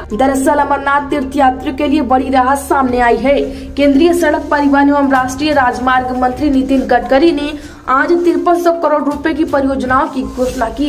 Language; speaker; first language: Hindi; native; Hindi